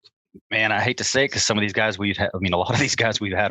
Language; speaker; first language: English; native; English